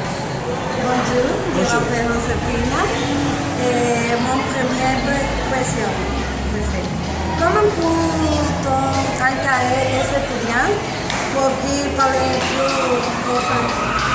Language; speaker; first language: French; non-native, learner; Spanish